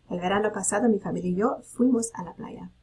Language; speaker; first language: Spanish; non-native, fluent; English